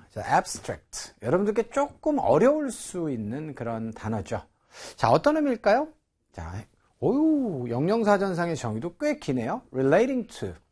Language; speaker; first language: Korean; native; Korean